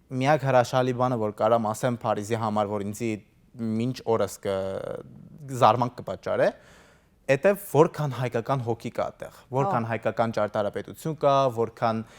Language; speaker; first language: Armenian; early bilingual, heritage; Armenian